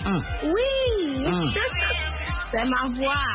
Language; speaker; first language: French; non-native, learner; Akan